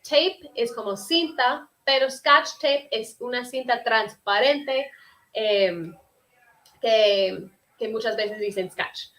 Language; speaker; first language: Spanish; non-native, fluent; English